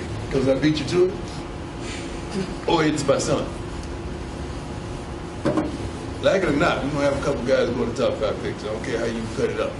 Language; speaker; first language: English; native; English